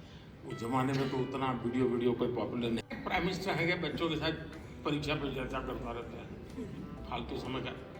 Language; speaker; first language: Hindi; native; Hindi